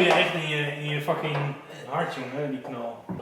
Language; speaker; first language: Dutch; native; Dutch